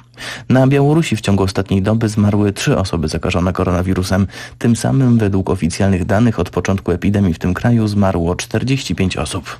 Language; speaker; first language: Polish; native; Polish